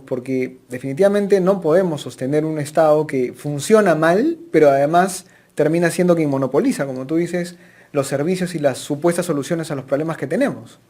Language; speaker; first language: Spanish; native; Spanish